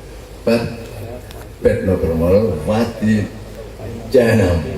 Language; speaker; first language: English; non-native, learner; Indonesian